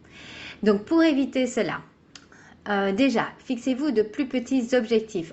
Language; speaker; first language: French; native; French